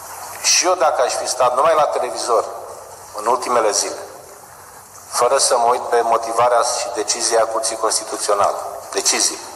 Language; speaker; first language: Romanian; native; Romanian